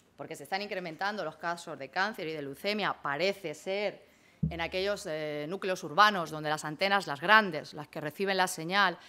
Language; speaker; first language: Spanish; native; Spanish